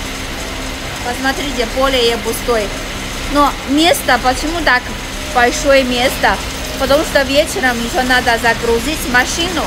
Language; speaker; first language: Russian; non-native, learner; Chinese